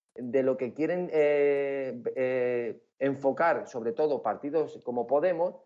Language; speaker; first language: Spanish; native; Spanish